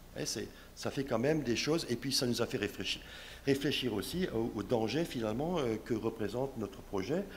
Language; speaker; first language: French; non-native, local second language; Swiss German